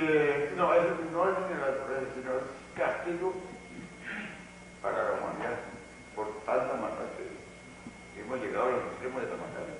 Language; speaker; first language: Spanish; native; Spanish